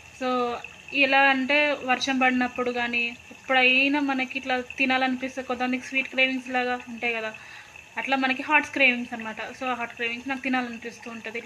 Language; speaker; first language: Telugu; non-native, local second language; Lambadi